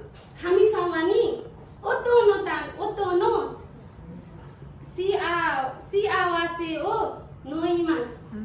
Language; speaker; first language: Japanese; non-native, learner; Nepali